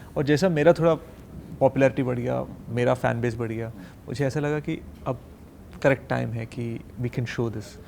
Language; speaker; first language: Hindi; non-native, fluent; Telugu